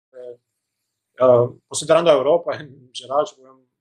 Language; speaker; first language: Portuguese; non-native, fluent; Albanian